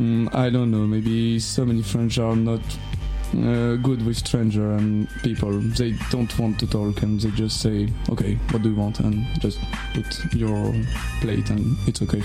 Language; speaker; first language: English; non-native, learner; French